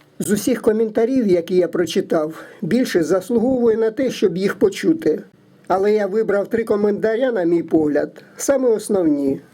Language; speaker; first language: Ukrainian; native; Ukrainian